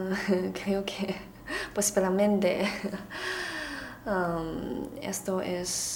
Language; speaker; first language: Spanish; non-native, learner; Chinese